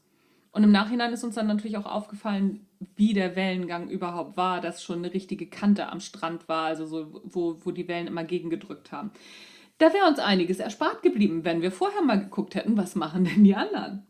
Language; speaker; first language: German; native; German